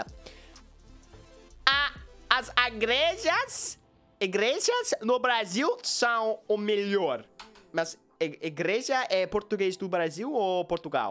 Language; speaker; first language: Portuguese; non-native, learner; English